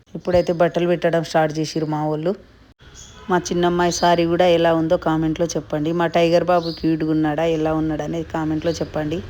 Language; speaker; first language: Telugu; non-native, local second language; Lambadi